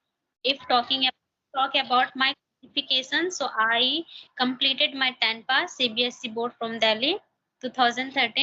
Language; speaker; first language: English; non-native, learner; Hindi